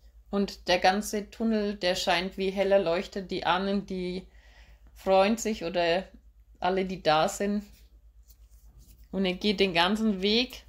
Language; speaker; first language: German; native; German